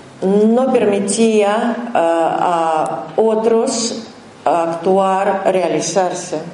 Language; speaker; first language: Spanish; non-native, learner; Russian